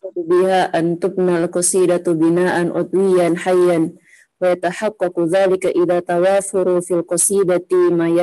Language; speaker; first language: Arabic; non-native, learner; Indonesian